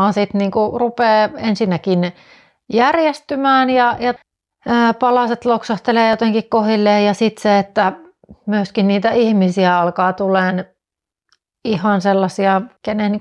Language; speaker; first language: Finnish; native; Finnish